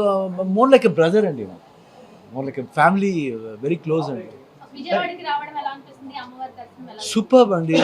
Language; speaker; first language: Telugu; non-native, learner; Kannada